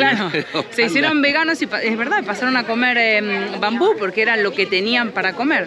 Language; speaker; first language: Spanish; native; Spanish